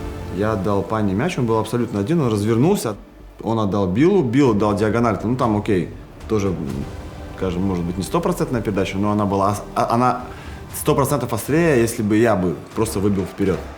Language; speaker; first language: Russian; native; Russian